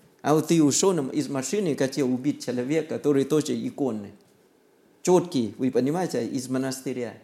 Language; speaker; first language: Russian; non-native, learner; Thai